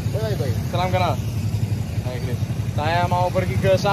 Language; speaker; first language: Indonesian; non-native, learner; Danish